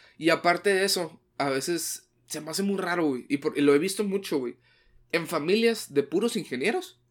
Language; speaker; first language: Spanish; native; Spanish